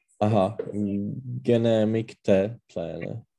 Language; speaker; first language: German; non-native, learner; Czech